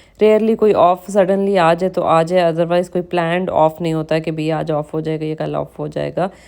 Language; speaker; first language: Urdu; native; Urdu